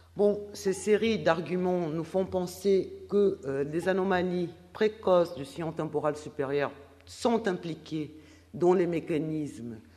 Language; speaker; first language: French; non-native, fluent; Portuguese